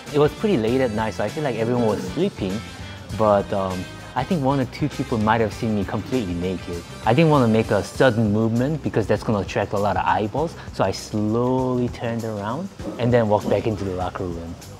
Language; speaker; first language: English; non-native, fluent; Korean